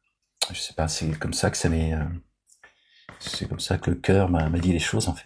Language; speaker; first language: French; native; French